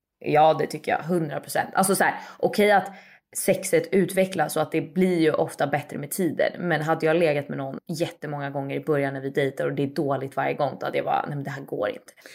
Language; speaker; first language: Swedish; native; Swedish